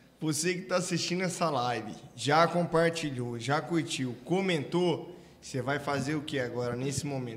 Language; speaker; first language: Portuguese; native; Portuguese